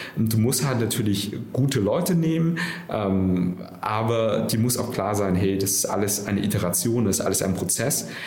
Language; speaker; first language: German; early bilingual, other home language; Vietnamese